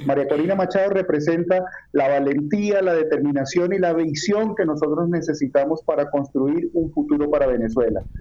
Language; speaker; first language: Spanish; native; Spanish